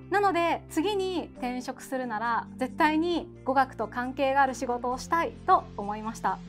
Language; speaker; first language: Japanese; native; Japanese